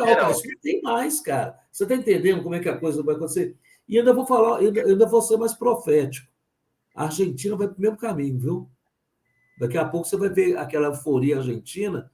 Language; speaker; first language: Portuguese; native; Portuguese